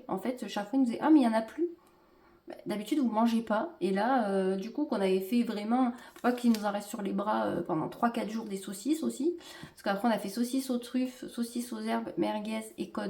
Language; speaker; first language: French; native; French